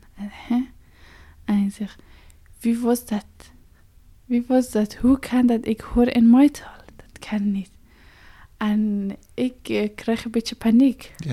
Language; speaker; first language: Dutch; non-native, learner; Persian